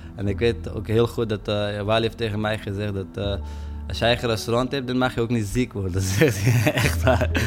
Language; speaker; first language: Dutch; non-native, fluent; Persian